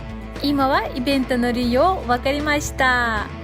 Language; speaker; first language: Japanese; non-native, learner; Russian